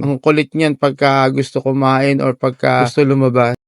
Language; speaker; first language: Filipino; native; Filipino